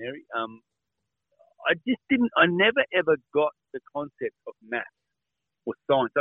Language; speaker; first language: English; native; English